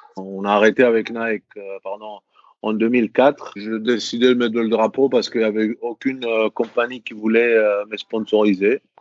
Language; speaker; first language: French; non-native, fluent; Greek